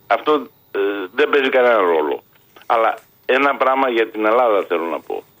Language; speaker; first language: Greek; early bilingual, heritage; Greek